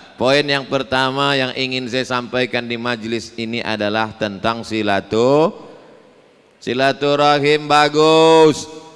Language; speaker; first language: Malay; native; Malay